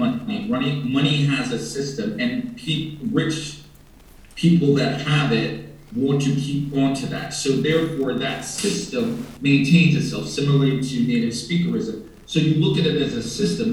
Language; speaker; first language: English; native; English